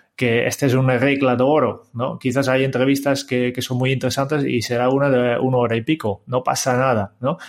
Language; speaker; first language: Spanish; non-native, fluent; Dutch